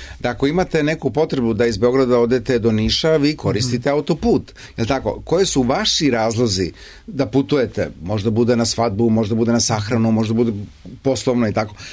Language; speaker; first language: Serbian; native; Serbian